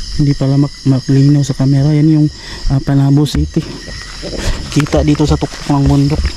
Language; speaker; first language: Filipino; non-native, local second language; Cebuano